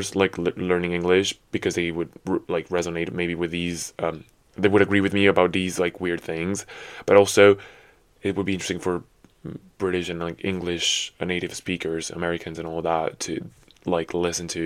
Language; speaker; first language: English; non-native, fluent; Italian